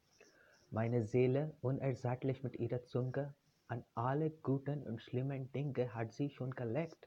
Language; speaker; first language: German; non-native, fluent; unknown